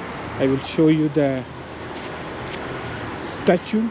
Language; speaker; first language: English; non-native, fluent; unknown